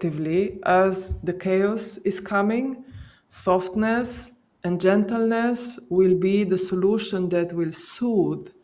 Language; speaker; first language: English; non-native, fluent; Slovenian